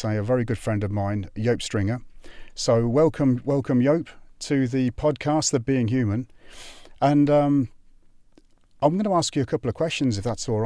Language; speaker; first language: English; native; English